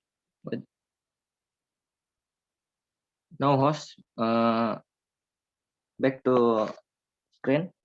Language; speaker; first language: English; non-native, learner; Indonesian